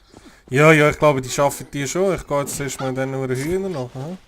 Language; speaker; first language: German; native; German